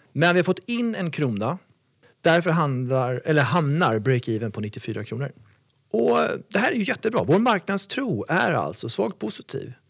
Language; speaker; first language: Swedish; native; Swedish